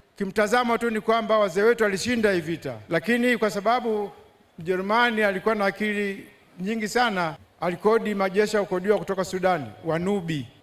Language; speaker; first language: Swahili; native; Swahili